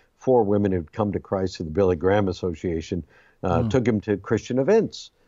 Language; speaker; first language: English; native; English